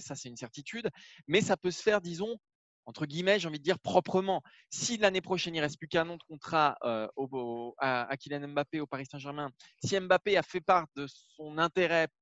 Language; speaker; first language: French; native; French